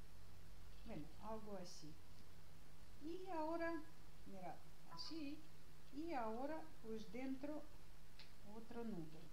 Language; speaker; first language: Spanish; non-native, learner; Russian